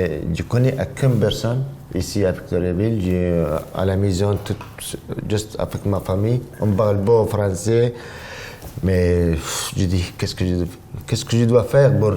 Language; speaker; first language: French; non-native, learner; Arabic